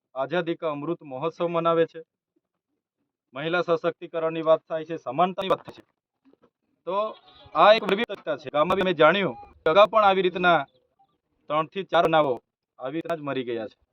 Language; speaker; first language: Gujarati; non-native, local second language; Bhili